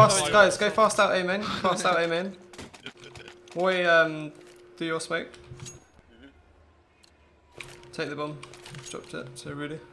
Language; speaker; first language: English; native; English